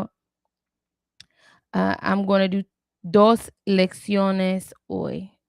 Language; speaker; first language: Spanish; non-native, learner; English